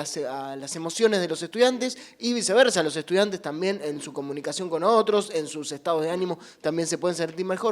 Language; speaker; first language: Spanish; native; Spanish